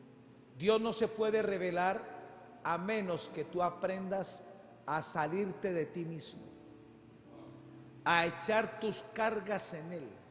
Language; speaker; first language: Spanish; native; Spanish